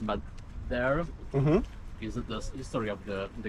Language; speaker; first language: English; non-native, learner; Italian